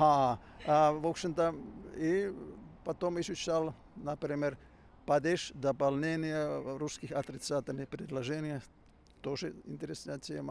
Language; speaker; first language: Russian; non-native, fluent; Finnish